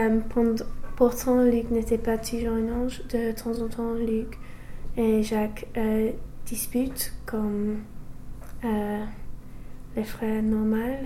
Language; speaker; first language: French; non-native, learner; English